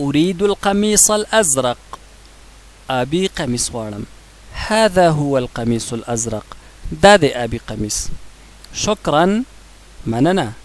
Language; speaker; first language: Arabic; non-native, fluent; Pashto